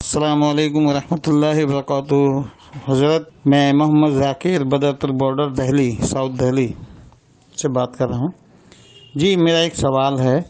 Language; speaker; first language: Hindi; native; Hindi